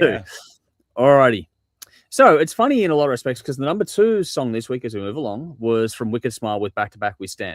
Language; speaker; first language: English; native; English